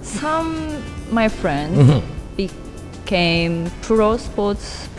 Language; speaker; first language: English; non-native, learner; Japanese